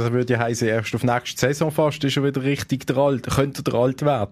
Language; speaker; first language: German; native; German